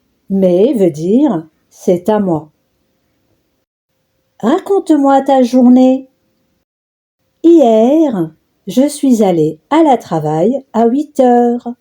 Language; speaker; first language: French; non-native, local second language; Arabic